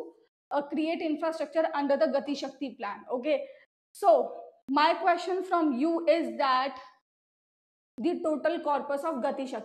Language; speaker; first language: English; non-native, local second language; Hindi